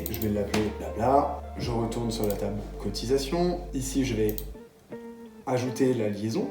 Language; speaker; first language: French; native; French